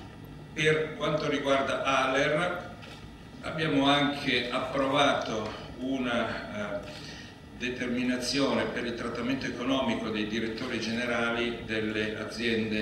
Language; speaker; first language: Italian; native; Italian